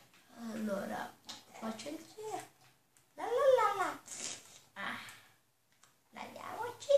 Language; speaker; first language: Italian; native; Italian